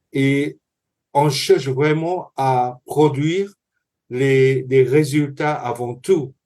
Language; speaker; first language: French; non-native, fluent; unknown